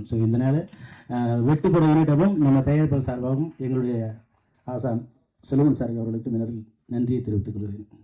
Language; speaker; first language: Tamil; native; Tamil